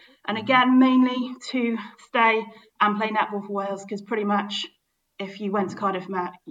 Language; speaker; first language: English; native; English